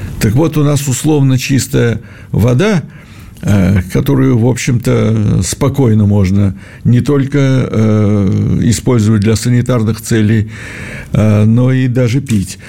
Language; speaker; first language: Russian; native; Russian